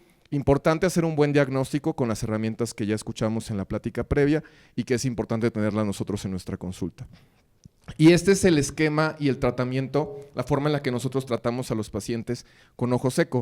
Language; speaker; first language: Spanish; native; Spanish